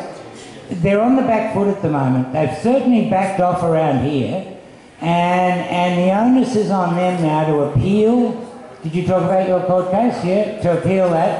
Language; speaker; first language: English; native; English